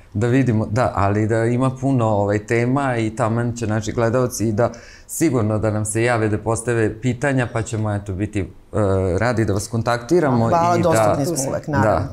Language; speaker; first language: Serbian; native; Serbian